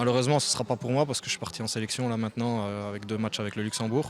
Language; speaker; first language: French; non-native, local second language; Luxembourgish